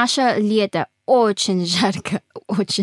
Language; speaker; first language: Russian; non-native, learner; Filipino